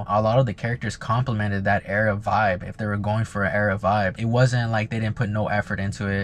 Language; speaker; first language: English; native; English